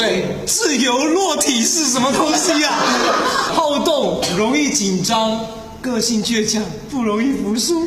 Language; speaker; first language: Chinese; native; Chinese